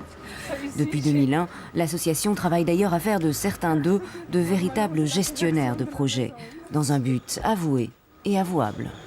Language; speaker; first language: French; native; French